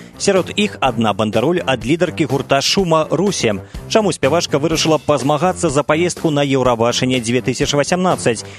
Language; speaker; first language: Belarusian; native; Belarusian